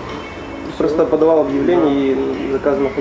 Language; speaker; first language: Russian; native; Russian